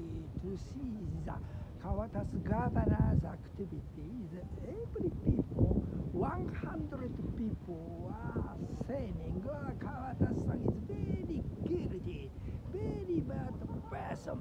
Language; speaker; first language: English; non-native, learner; Japanese